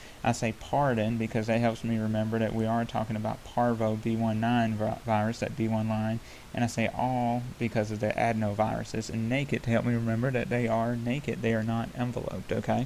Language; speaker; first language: English; native; English